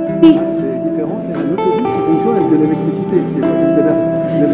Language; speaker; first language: French; native; French